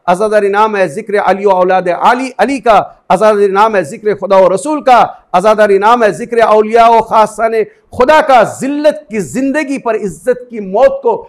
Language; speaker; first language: Hindi; native; Hindi